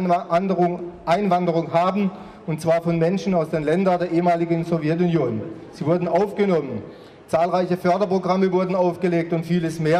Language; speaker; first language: German; native; German